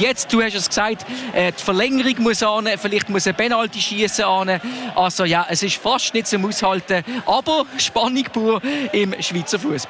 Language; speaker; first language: German; native; German